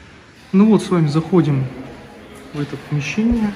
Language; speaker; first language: Russian; native; Russian